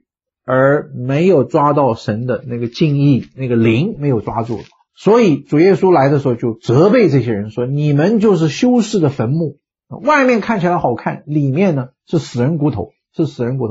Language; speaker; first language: Chinese; native; Chinese